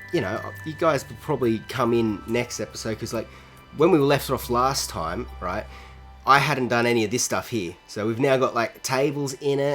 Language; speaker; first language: English; native; English